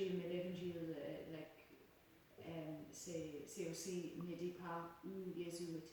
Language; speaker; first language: French; non-native, learner; English